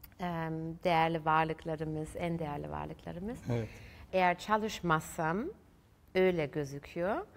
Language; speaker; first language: Turkish; early bilingual, heritage; German